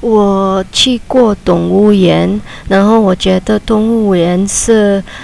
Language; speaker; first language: Chinese; non-native, learner; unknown